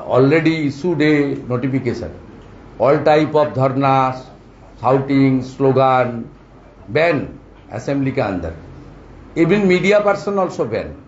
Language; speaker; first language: Hindi; non-native, local second language; Bangla